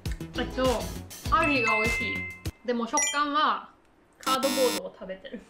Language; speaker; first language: Japanese; non-native, fluent; German